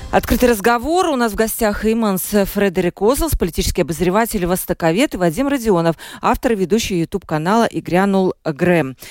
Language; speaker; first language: Russian; native; Russian